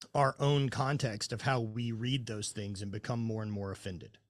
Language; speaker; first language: English; native; English